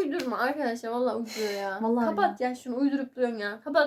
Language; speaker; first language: Turkish; native; Turkish